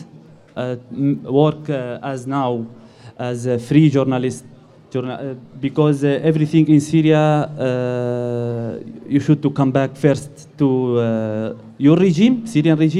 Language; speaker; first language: English; non-native, learner; Arabic